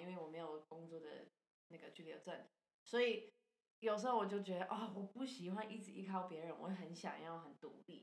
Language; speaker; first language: Chinese; non-native, fluent; English